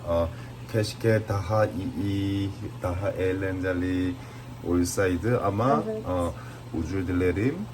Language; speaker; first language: Turkish; non-native, learner; Korean